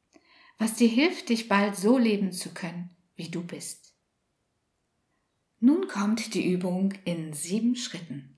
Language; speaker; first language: German; native; German